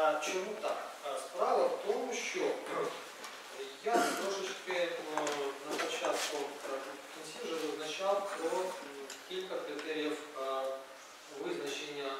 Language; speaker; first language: Ukrainian; native; Ukrainian